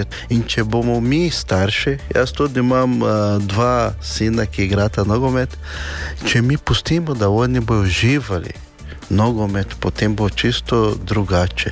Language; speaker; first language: Slovenian; non-native, learner; Portuguese